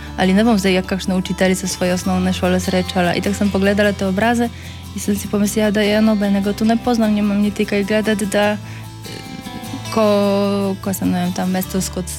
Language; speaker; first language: Slovenian; non-native, fluent; Polish